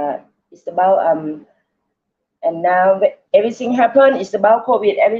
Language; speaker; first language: English; non-native, learner; Thai